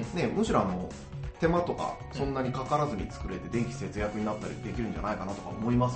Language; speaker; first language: Japanese; native; Japanese